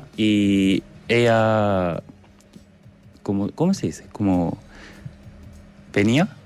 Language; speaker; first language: Spanish; non-native, learner; Korean